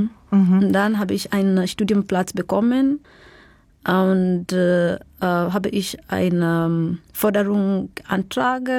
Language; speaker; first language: German; non-native, fluent; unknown